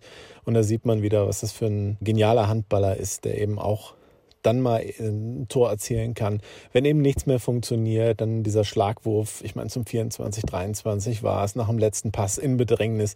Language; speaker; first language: German; native; German